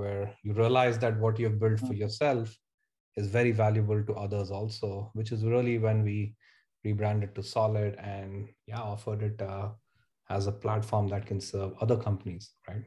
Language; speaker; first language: English; non-native, local second language; Hindi